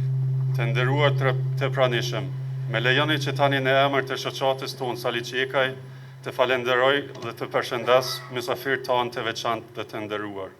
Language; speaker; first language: Albanian; native; Albanian